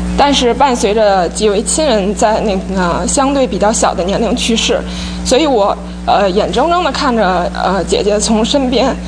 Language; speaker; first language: Chinese; native; Chinese